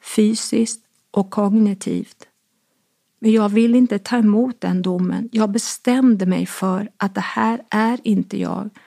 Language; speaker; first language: Swedish; native; Swedish